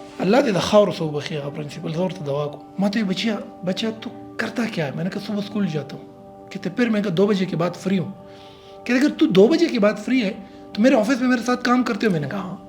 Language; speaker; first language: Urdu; non-native, local second language; Pashto